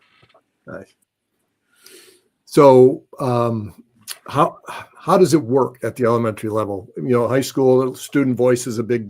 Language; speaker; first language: English; native; English